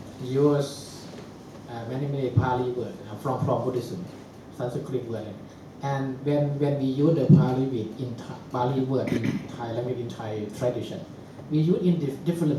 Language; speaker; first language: English; non-native, fluent; Thai